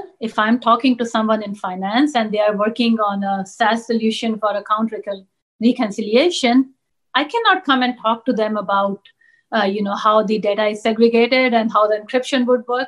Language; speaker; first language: English; non-native, local second language; Punjabi